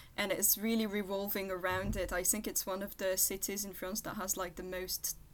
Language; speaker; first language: English; non-native, fluent; French